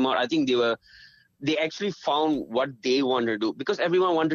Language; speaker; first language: English; non-native, local second language; Tamil